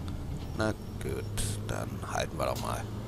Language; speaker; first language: German; native; German